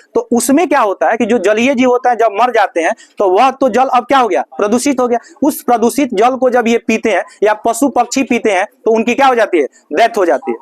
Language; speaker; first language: Hindi; native; Hindi